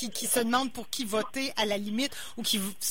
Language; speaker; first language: French; native; French